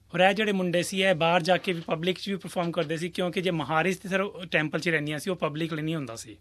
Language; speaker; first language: Punjabi; native; Punjabi